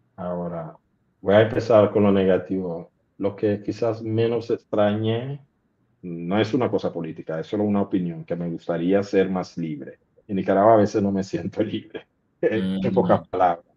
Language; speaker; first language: Spanish; non-native, local second language; English